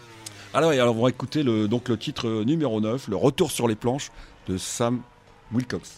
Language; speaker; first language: French; native; French